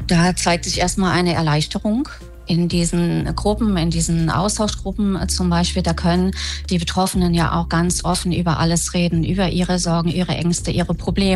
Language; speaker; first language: German; native; German